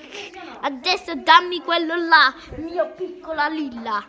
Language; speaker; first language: Italian; early bilingual, heritage; Italian